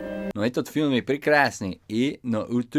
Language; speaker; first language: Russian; non-native, learner; English